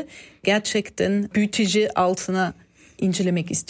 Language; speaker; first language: Turkish; non-native, fluent; German